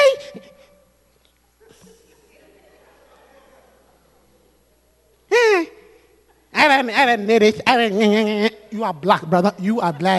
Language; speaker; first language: English; non-native, local second language; Akan